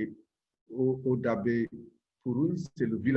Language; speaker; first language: French; non-native, local second language; Wolof